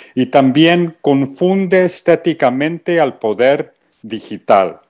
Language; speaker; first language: Spanish; early bilingual, heritage; Spanish